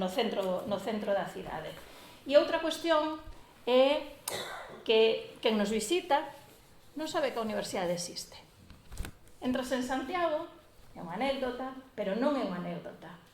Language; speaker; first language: Galician; native; Galician